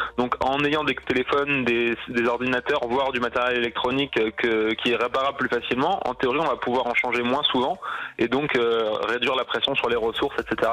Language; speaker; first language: French; native; French